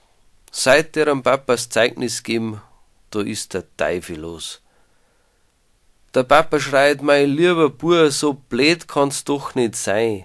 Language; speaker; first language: German; native; German